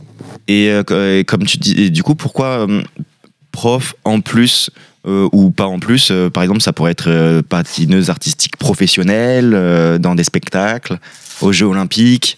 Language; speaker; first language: French; native; French